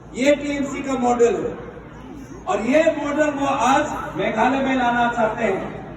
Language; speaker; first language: Hindi; non-native, local second language; Assamese